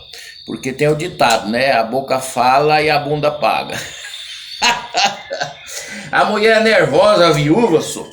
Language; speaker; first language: Portuguese; native; Portuguese